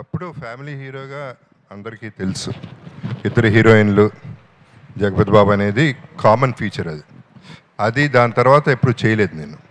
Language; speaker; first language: Telugu; native; Telugu